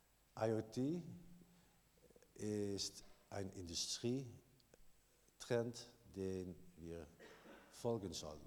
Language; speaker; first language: German; non-native, learner; Dutch